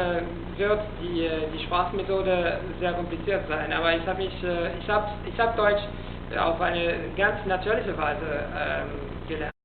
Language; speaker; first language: German; non-native, fluent; Italian